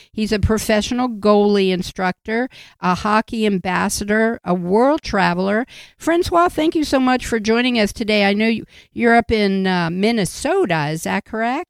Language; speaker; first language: English; native; English